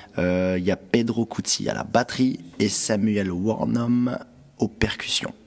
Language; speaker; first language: French; non-native, local second language; Arabic